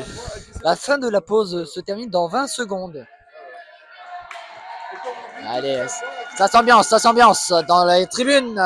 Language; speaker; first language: French; native; French